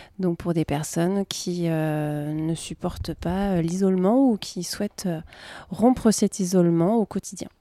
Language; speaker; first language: French; native; French